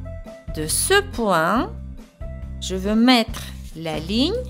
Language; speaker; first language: French; non-native, fluent; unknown